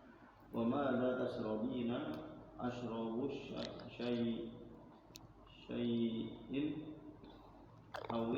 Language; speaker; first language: Arabic; non-native, learner; Indonesian